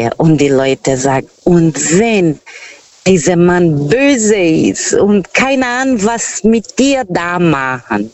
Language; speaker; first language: German; non-native, fluent; Portuguese